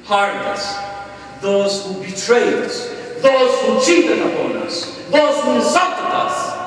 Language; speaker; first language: English; non-native, fluent; Albanian